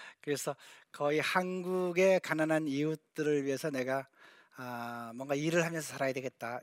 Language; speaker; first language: Korean; native; Korean